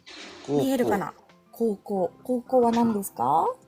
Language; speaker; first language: Japanese; non-native, fluent; Filipino